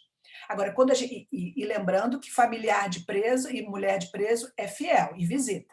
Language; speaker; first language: Portuguese; native; Portuguese